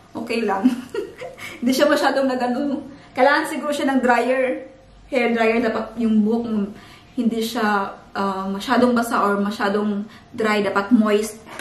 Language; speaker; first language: Filipino; non-native, local second language; Cebuano